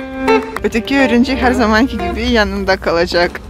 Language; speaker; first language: Turkish; non-native, fluent; Russian